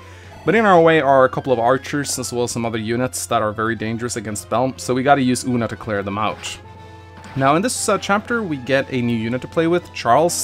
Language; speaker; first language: English; native; English